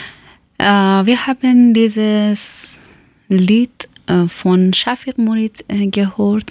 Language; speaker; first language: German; non-native, learner; Persian